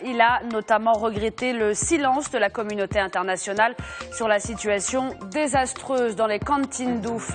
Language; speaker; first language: French; non-native, local second language; Arabic